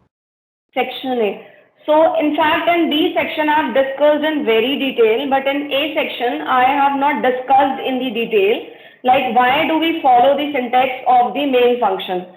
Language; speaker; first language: English; non-native, local second language; Hindi